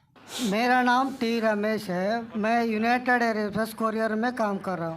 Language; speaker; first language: Hindi; non-native, local second language; Telugu